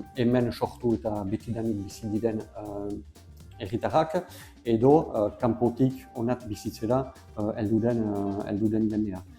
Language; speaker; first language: Basque; non-native, local second language; French